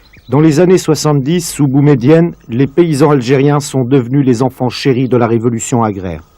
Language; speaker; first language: French; native; French